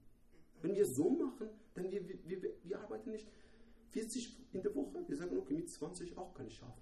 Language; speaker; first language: German; non-native, learner; Persian